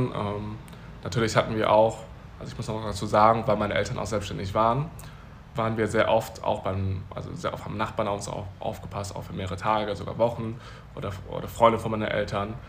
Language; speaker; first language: German; early bilingual, other home language; Chinese